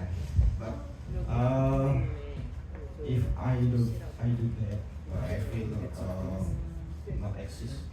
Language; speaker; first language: English; non-native, learner; Indonesian